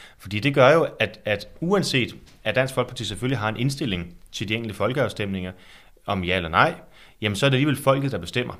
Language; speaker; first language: Danish; native; Danish